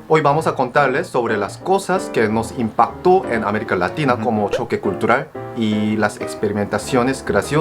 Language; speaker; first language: Spanish; non-native, fluent; Korean